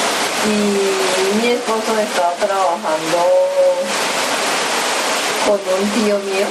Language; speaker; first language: Spanish; early bilingual, other home language; Japanese